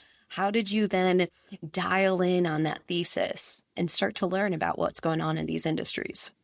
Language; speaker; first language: English; native; English